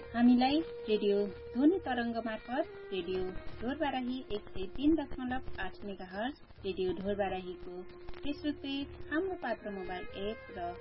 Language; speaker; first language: Nepali; non-native, local second language; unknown